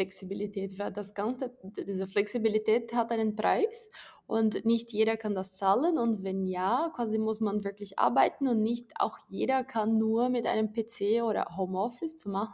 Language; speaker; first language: German; non-native, fluent; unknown